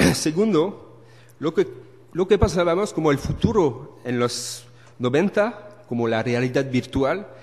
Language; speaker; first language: Spanish; non-native, learner; French